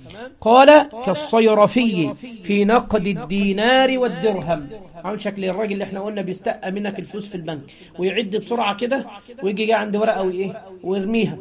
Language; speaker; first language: Arabic; native; Arabic